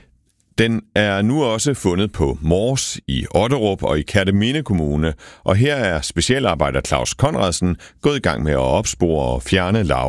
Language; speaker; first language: Danish; native; Danish